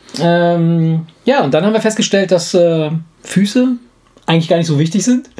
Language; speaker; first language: German; non-native, fluent; Italian